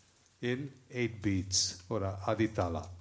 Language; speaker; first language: German; non-native, fluent; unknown